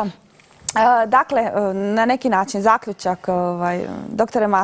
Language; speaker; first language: Croatian; native; Croatian